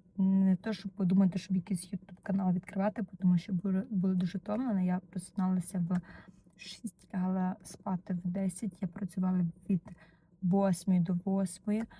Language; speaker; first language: Ukrainian; non-native, fluent; Russian